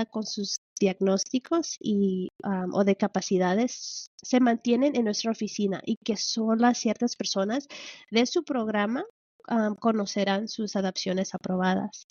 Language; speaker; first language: Spanish; early bilingual, heritage; Spanish